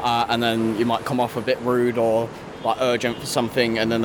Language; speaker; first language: English; native; English